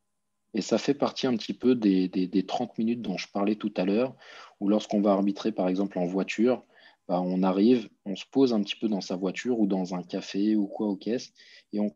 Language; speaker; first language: French; native; French